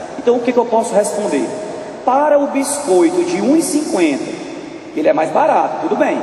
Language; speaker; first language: Portuguese; native; Portuguese